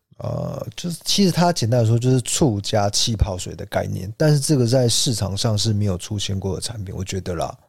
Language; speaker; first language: Chinese; native; Chinese